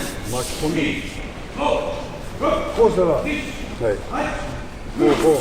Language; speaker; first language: Japanese; native; Japanese